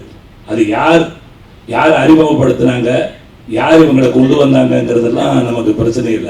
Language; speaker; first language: Tamil; native; Tamil